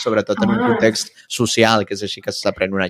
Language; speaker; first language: Catalan; non-native, fluent; Spanish